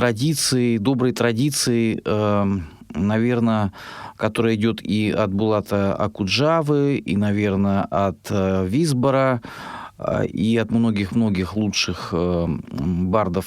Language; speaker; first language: Russian; native; Russian